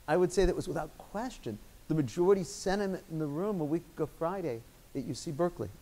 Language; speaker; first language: English; native; English